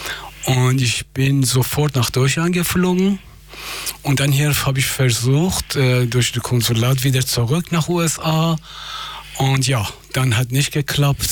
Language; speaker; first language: German; non-native, fluent; Persian